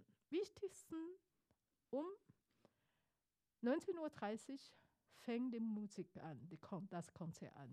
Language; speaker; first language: German; non-native, fluent; Chinese